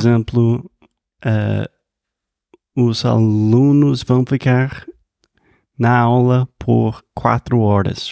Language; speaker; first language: Portuguese; non-native, fluent; English